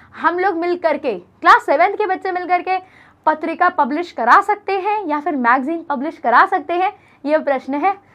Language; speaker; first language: Hindi; native; Hindi